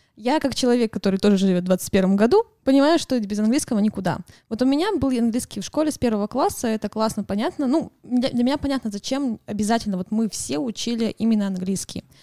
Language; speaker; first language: Russian; native; Russian